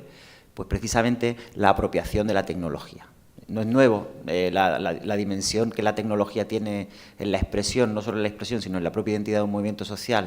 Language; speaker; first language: Spanish; native; Spanish